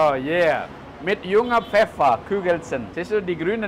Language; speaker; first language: German; non-native, fluent; Balinese